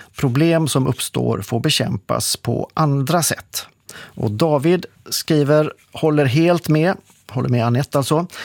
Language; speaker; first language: Swedish; native; Swedish